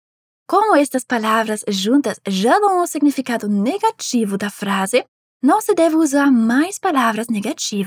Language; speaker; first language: Portuguese; non-native, fluent; German